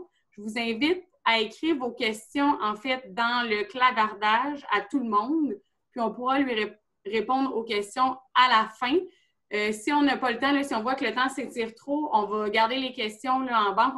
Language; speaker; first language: French; native; French